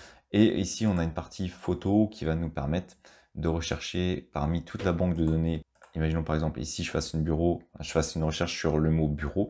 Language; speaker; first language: French; native; French